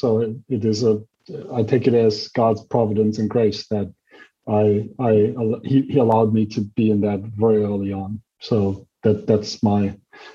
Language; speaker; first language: English; non-native, fluent; German